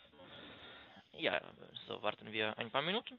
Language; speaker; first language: German; non-native, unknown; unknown